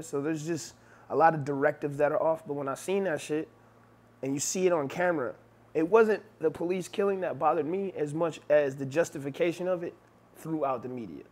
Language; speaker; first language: English; native; English